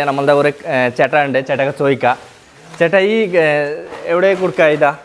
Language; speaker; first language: Malayalam; non-native, learner; Bangla